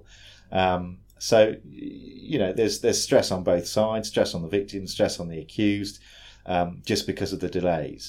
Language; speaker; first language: English; native; English